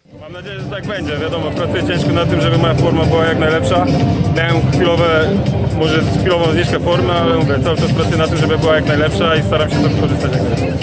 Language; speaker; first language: Polish; native; Polish